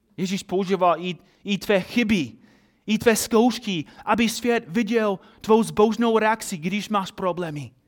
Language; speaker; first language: Czech; non-native, fluent; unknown